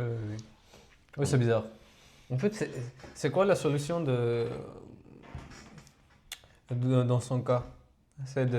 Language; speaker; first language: French; non-native, fluent; Georgian